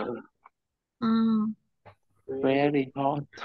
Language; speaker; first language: English; non-native, learner; Vietnamese